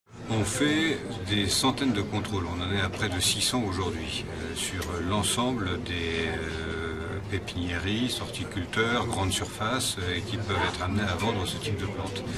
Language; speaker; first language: French; native; French